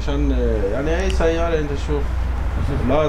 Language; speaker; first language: Arabic; non-native, learner; Persian